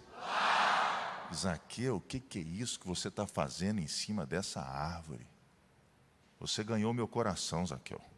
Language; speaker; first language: Portuguese; native; Portuguese